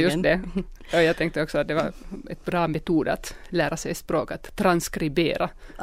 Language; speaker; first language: Swedish; non-native, local second language; Finnish